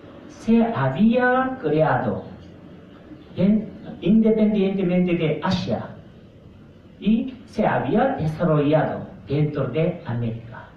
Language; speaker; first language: Spanish; non-native, fluent; Korean